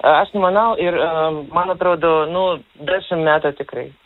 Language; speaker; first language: Lithuanian; non-native, learner; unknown